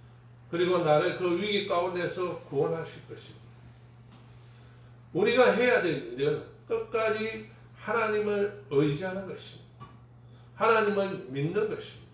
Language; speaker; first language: Korean; native; Korean